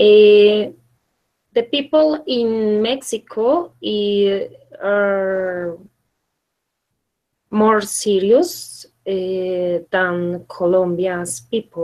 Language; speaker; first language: English; non-native, learner; Spanish